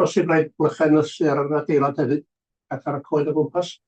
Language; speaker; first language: Welsh; native; Welsh